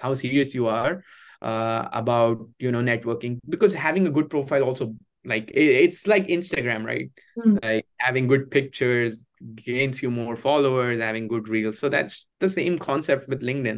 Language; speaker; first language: English; non-native, local second language; Hindi